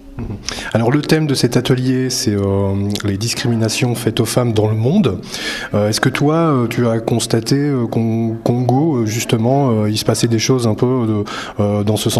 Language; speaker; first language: French; native; French